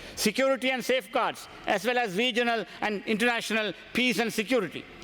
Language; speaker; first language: English; non-native, local second language; Sinhala